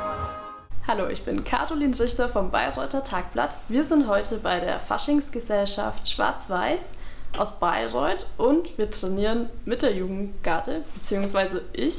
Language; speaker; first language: German; native; German